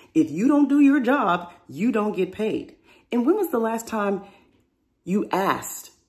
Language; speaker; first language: English; native; English